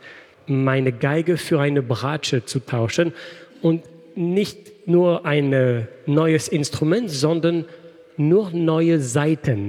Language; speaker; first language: German; non-native, fluent; French